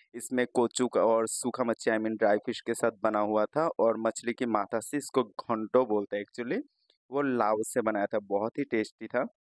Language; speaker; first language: Hindi; non-native, local second language; Bangla